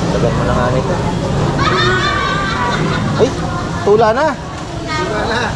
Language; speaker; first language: Filipino; native; Filipino